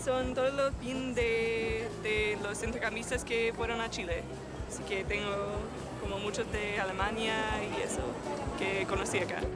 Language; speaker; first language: Spanish; non-native, learner; English